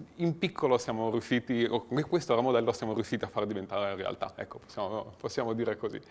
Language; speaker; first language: Italian; native; Italian